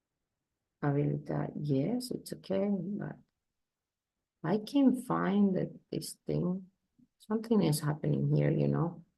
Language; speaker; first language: English; non-native, fluent; Spanish